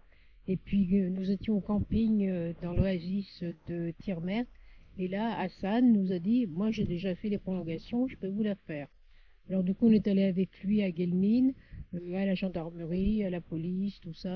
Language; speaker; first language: French; native; French